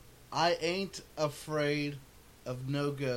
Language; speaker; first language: English; native; English